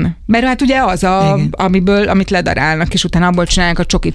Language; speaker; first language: Hungarian; native; Hungarian